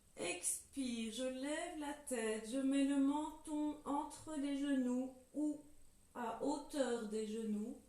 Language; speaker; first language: French; native; French